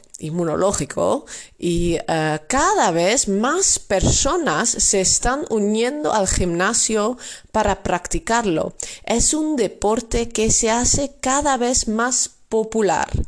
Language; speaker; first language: Spanish; non-native, fluent; Dutch